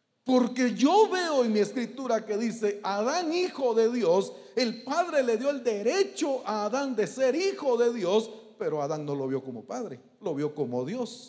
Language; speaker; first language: Spanish; native; Spanish